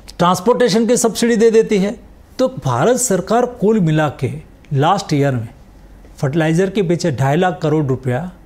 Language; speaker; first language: Hindi; non-native, local second language; Gujarati